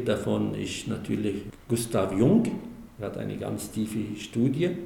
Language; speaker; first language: German; non-native, fluent; Arabic